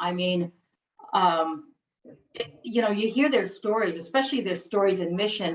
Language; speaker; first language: English; native; English